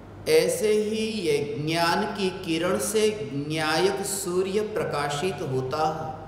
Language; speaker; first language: Hindi; non-native, local second language; Gujarati